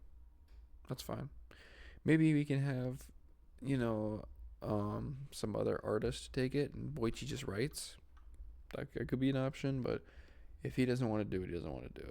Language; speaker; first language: English; native; English